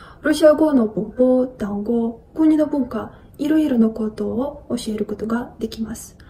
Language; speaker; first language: Japanese; non-native, fluent; Russian